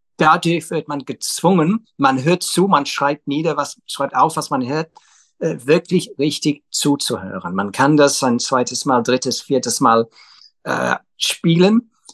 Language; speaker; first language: German; non-native, fluent; English